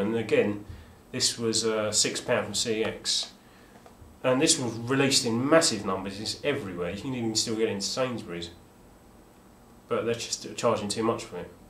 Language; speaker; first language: English; native; English